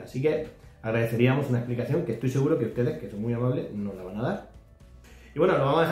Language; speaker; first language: Spanish; native; Spanish